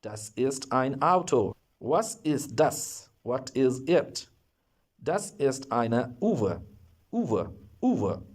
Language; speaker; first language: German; non-native, fluent; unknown